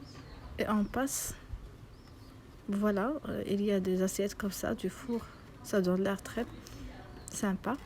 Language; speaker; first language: French; non-native, local second language; Arabic